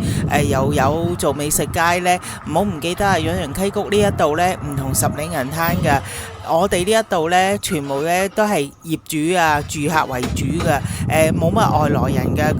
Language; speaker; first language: Cantonese; native; Cantonese